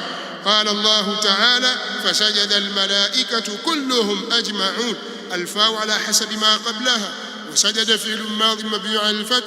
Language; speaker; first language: Arabic; non-native, fluent; Swahili